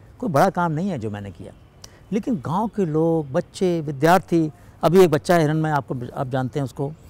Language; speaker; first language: Hindi; native; Hindi